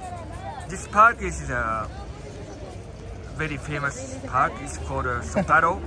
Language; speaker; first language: English; non-native, fluent; Japanese